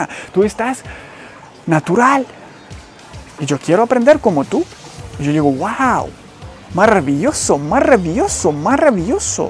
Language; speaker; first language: Spanish; non-native, fluent; Ukrainian